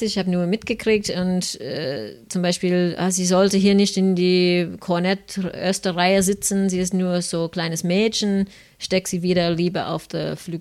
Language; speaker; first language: German; non-native, fluent; English